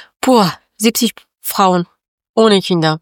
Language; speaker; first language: German; non-native, learner; Persian